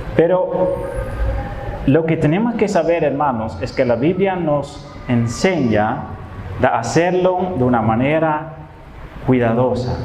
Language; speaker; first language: Spanish; non-native, fluent; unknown